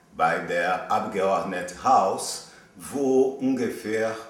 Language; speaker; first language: German; non-native, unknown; Portuguese